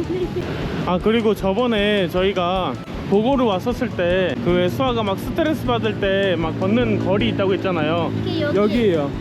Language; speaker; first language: Korean; native; Korean